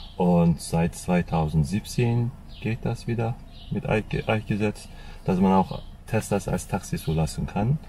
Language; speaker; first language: German; non-native, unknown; Turkish